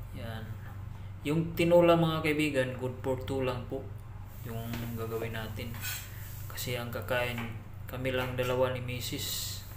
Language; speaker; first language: Filipino; non-native, local second language; Cebuano